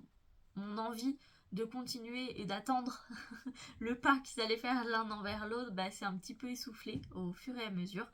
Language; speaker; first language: French; native; French